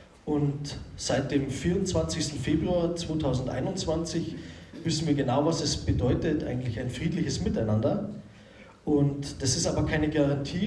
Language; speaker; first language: German; native; German